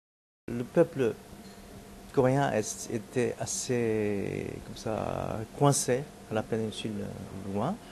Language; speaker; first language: French; non-native, fluent; Korean